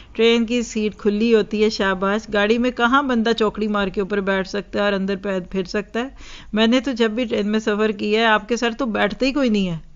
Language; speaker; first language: Urdu; native; Urdu